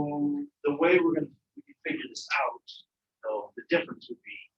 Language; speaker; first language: English; native; English